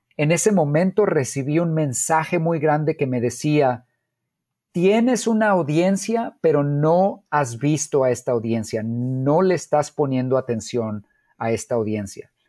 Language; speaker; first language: Spanish; native; Spanish